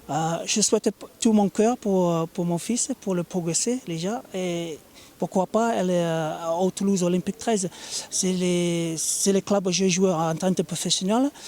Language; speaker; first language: French; non-native, learner; English